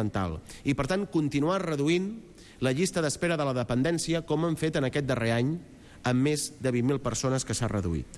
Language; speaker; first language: Catalan; native; Catalan